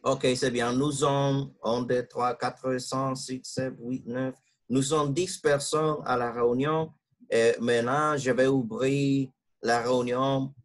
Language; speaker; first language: French; non-native, learner; Spanish